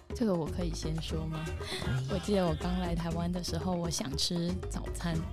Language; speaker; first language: Chinese; non-native, fluent; Vietnamese